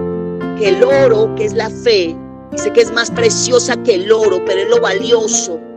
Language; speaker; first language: Spanish; native; Spanish